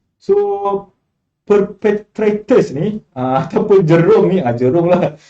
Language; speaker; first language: Malay; native; Malay